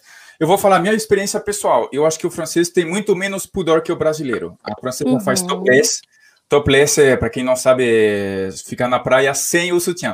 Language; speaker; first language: Portuguese; non-native, fluent; French